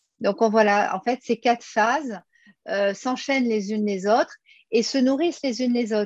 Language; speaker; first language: French; native; French